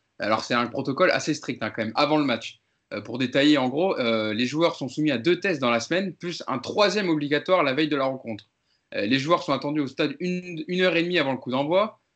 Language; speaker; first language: French; native; French